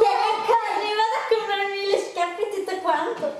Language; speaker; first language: Italian; native; Italian